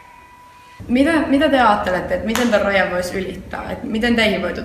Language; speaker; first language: Finnish; native; Finnish